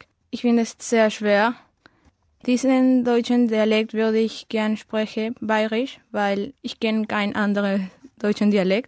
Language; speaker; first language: German; non-native, learner; Spanish